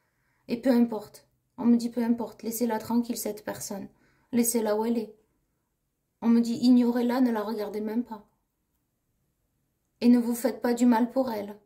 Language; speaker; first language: French; native; French